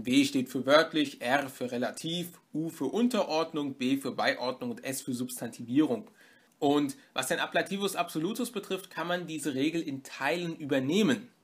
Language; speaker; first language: German; native; German